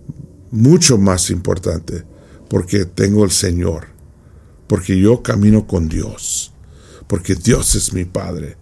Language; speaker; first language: Spanish; non-native, fluent; English